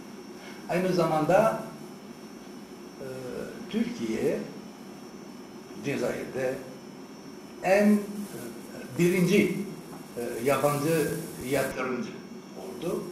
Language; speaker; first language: Turkish; non-native, fluent; Arabic